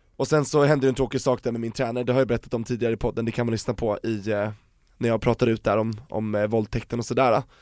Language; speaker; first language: Swedish; native; Swedish